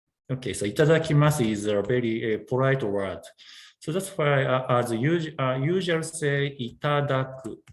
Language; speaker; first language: English; non-native, learner; Japanese